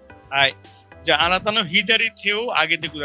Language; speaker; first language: Japanese; non-native, fluent; Bangla